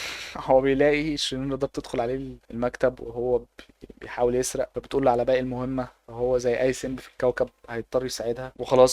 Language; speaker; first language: Arabic; native; Arabic